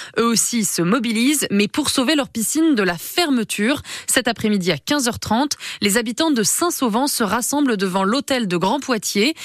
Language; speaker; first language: French; native; French